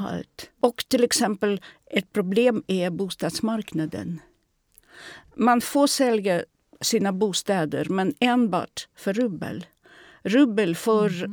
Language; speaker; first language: Swedish; non-native, fluent; Russian